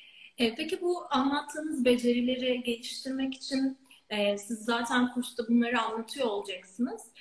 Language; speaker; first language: Turkish; native; Turkish